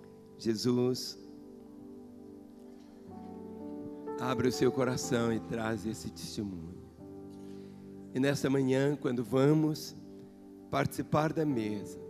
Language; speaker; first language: Portuguese; native; Portuguese